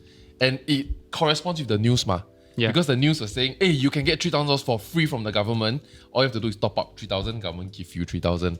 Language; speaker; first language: English; native; English